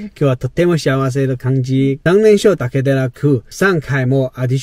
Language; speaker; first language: Japanese; non-native, learner; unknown